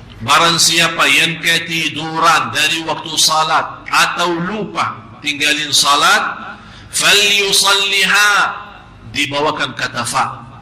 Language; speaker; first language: Malay; non-native, fluent; Arabic